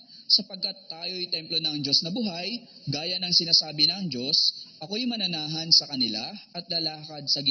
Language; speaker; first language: Filipino; native; Filipino